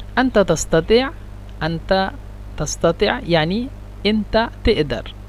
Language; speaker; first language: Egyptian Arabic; non-native, learner; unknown